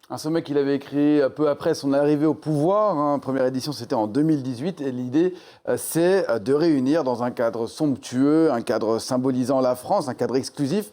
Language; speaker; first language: French; native; French